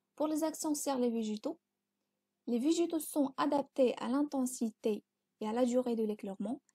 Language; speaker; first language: French; non-native, local second language; Arabic